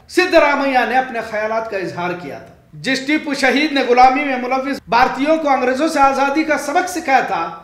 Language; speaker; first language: Hindi; non-native, local second language; Urdu